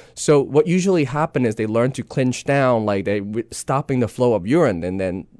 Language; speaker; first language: English; non-native, local second language; Cantonese